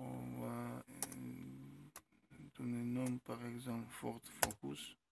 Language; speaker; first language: French; non-native, learner; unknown